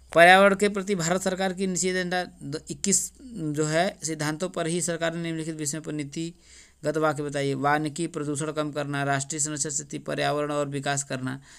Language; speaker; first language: Hindi; native; Hindi